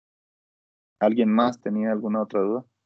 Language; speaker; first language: Spanish; native; Spanish